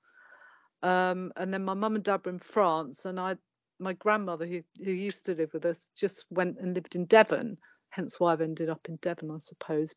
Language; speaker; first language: English; native; English